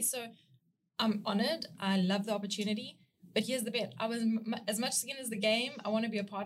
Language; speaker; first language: English; native; English